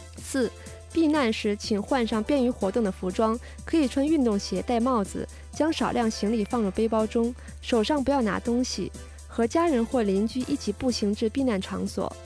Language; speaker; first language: Chinese; native; Chinese